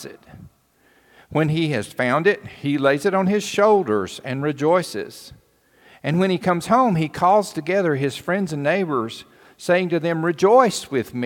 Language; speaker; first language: English; native; English